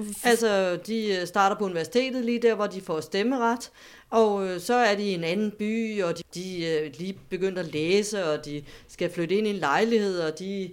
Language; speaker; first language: Danish; native; Danish